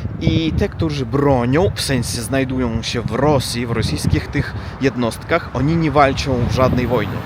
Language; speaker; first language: Polish; non-native, learner; Russian